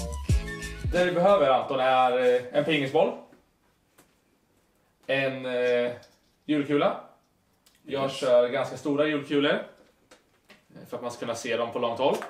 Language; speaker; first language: Swedish; native; Swedish